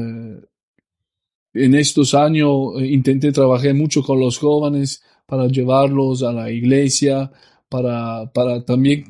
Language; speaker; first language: Spanish; non-native, fluent; Italian